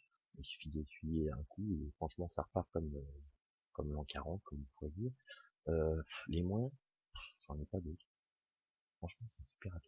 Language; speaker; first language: French; native; French